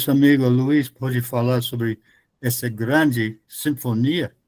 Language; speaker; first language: Portuguese; non-native, fluent; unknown